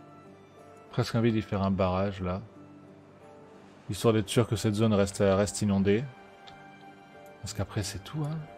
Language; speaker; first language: French; native; French